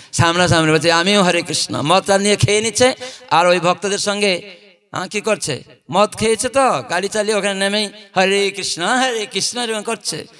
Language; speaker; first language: Bangla; non-native, fluent; Odia